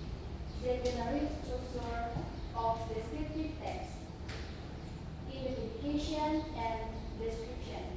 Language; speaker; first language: English; non-native, learner; Indonesian